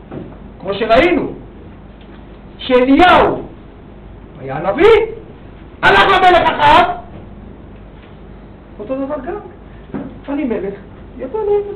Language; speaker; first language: Hebrew; native; Hebrew